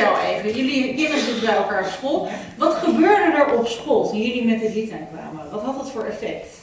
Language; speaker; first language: Dutch; native; Dutch